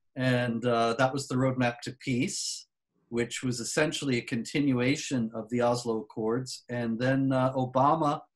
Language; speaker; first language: English; native; English